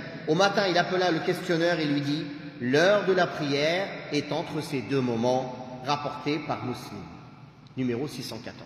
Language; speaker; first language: French; native; French